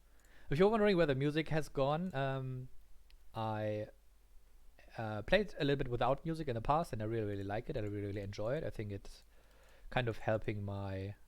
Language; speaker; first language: English; non-native, fluent; German